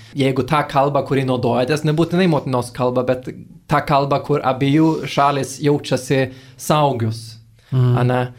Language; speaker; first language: Lithuanian; non-native, fluent; Swedish